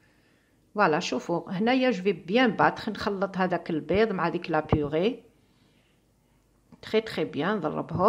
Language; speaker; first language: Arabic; native; Arabic